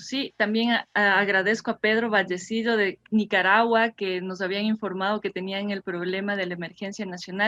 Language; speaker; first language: Spanish; native; Spanish